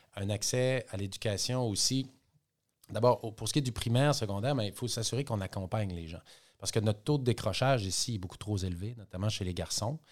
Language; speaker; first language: French; native; French